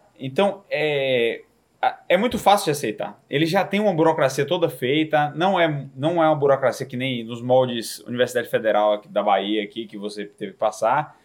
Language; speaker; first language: Portuguese; native; Portuguese